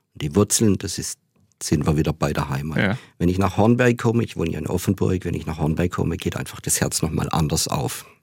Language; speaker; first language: German; native; German